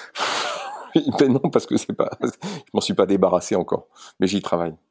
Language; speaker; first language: French; native; French